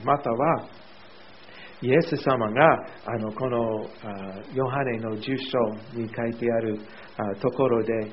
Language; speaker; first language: Japanese; non-native, fluent; English